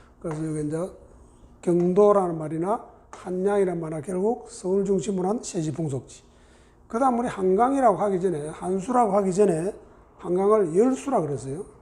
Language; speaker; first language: Korean; native; Korean